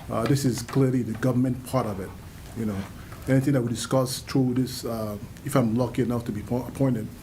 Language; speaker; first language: English; early bilingual, other home language; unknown